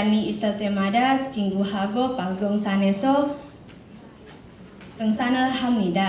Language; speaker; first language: Korean; non-native, learner; Indonesian